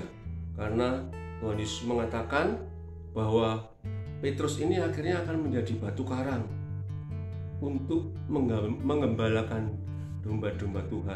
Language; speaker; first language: Indonesian; native; Indonesian